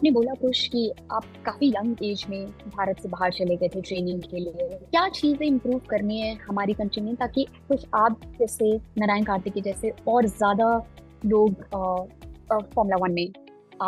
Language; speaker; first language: Hindi; native; Hindi